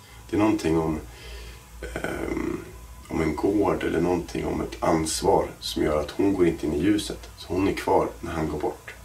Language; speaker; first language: Swedish; native; Swedish